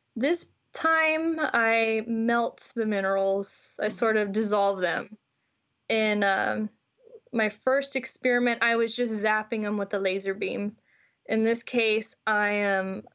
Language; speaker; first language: English; native; English